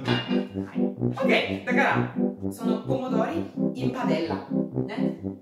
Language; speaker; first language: Japanese; non-native, learner; Italian